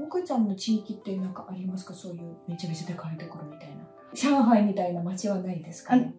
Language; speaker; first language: Japanese; non-native, fluent; Russian